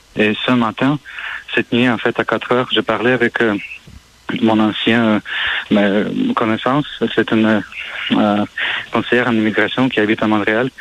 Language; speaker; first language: French; non-native, fluent; Ukrainian